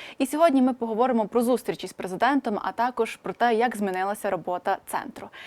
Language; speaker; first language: Ukrainian; native; Ukrainian